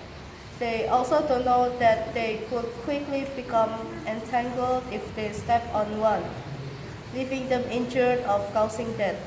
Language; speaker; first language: English; non-native, learner; Indonesian